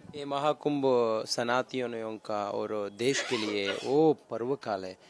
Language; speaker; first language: Hindi; non-native, local second language; Kannada